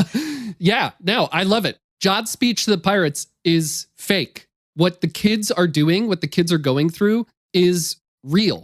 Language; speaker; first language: English; native; English